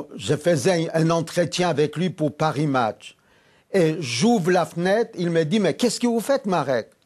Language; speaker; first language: French; non-native, fluent; Polish